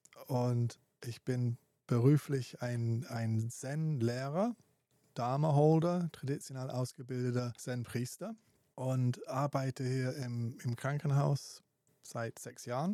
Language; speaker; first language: German; non-native, fluent; English